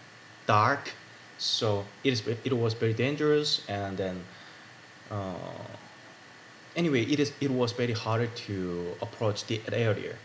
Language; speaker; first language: English; non-native, learner; Korean